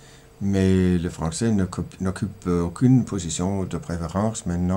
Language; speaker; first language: French; non-native, fluent; Danish